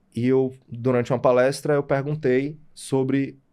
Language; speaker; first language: Portuguese; native; Portuguese